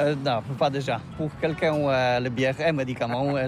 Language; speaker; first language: French; non-native, learner; Polish